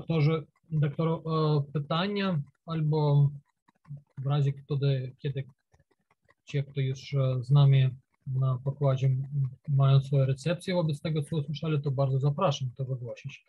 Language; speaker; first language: Polish; non-native, learner; Ukrainian